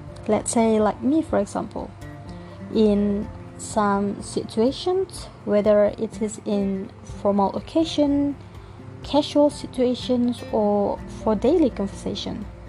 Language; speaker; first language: English; non-native, fluent; Indonesian